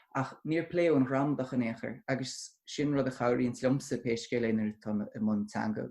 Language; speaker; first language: Irish; non-native, local second language; English